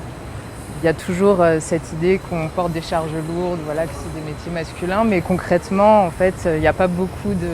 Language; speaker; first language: French; native; French